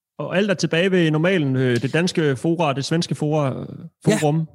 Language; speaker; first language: Danish; native; Danish